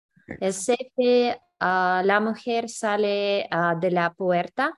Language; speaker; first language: Spanish; non-native, learner; English